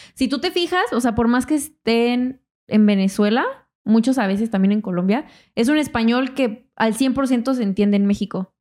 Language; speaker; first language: Spanish; native; Spanish